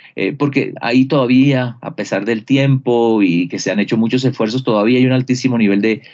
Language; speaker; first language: Spanish; native; Spanish